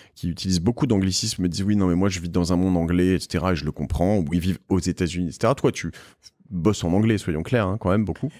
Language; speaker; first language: French; native; French